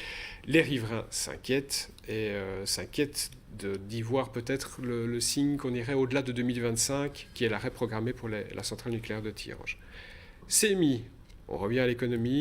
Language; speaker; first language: French; native; French